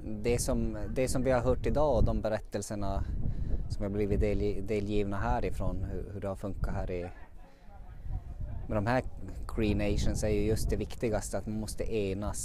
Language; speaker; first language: Swedish; native; Swedish